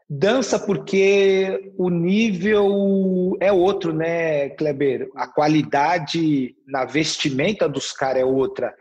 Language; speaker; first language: Portuguese; native; Portuguese